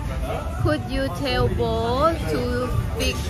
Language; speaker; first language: English; non-native, learner; Thai